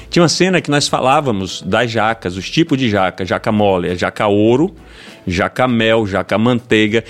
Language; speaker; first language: Portuguese; native; Portuguese